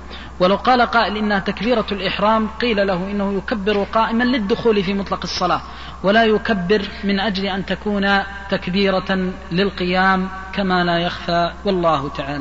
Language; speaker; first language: Arabic; native; Arabic